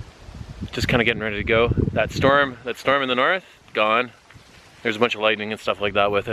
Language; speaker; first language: English; native; English